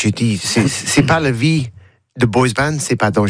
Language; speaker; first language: French; non-native, learner; English